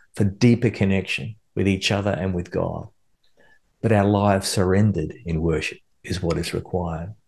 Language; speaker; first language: English; native; English